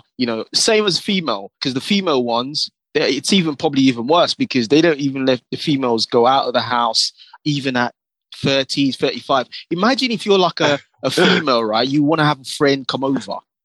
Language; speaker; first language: English; non-native, local second language; Yoruba